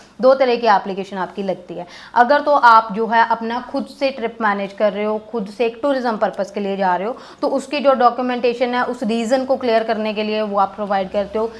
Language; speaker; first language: Hindi; non-native, local second language; Punjabi